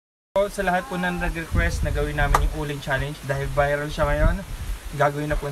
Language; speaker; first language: Filipino; native; Filipino